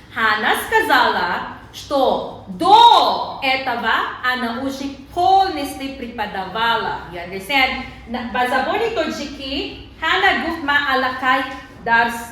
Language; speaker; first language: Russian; non-native, learner; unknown